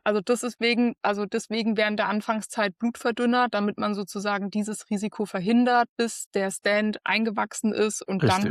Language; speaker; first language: German; native; German